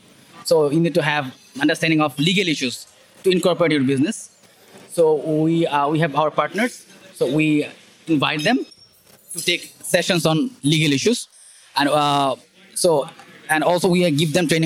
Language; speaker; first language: English; non-native, local second language; Bangla